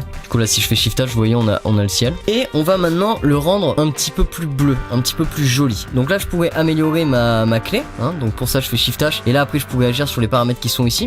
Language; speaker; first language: French; native; French